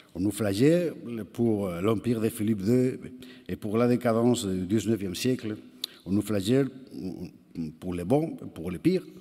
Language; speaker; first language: French; non-native, fluent; Spanish